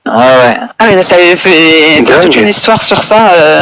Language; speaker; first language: French; native; French